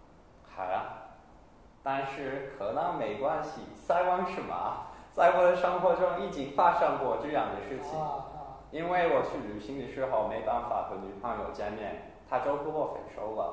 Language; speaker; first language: Chinese; non-native, fluent; English